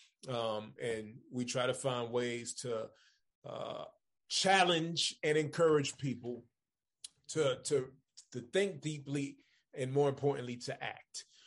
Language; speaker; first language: English; early bilingual, other home language; Spanish